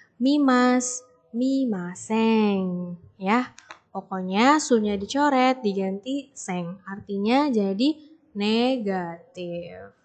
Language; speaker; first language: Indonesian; native; Indonesian